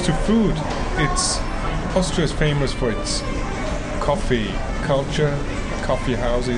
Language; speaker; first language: English; non-native, fluent; German